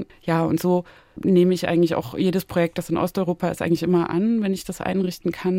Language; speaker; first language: German; native; German